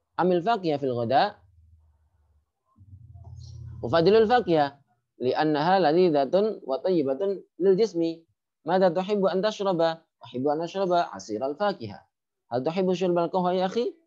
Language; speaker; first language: Arabic; non-native, fluent; Indonesian